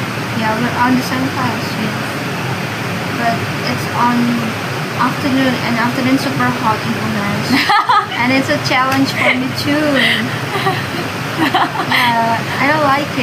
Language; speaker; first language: English; non-native, learner; Indonesian